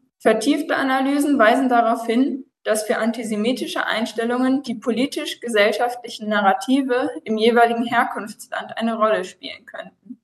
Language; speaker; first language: German; native; German